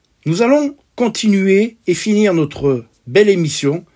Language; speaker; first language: French; native; French